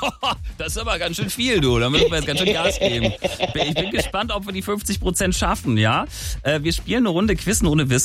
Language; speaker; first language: German; native; German